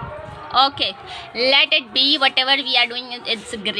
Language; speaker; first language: English; non-native, learner; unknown